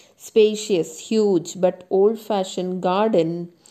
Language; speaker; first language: English; non-native, local second language; Malayalam